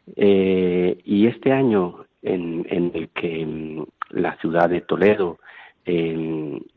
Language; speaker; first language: Spanish; native; Spanish